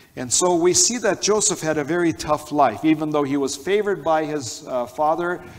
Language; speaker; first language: English; non-native, fluent; Armenian